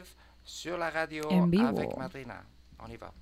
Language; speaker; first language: French; non-native, learner; English